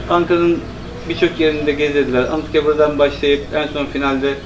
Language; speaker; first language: Turkish; native; Turkish